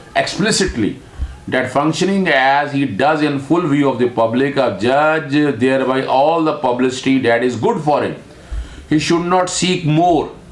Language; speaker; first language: English; non-native, local second language; Urdu